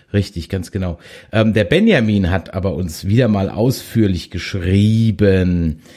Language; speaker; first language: German; native; German